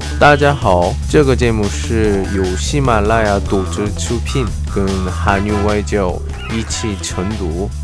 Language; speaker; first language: Chinese; non-native, learner; Korean